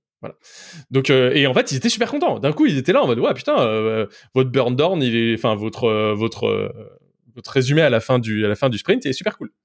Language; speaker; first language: French; native; French